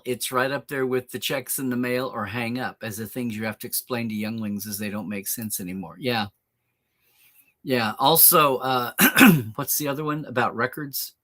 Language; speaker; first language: English; native; English